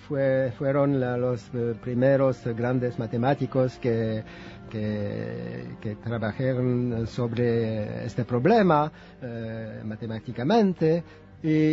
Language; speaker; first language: Spanish; non-native, fluent; French